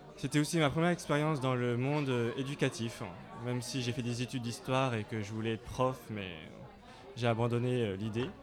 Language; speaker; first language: French; native; French